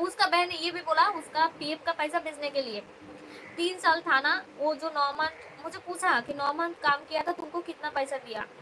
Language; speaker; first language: Hindi; non-native, local second language; Bangla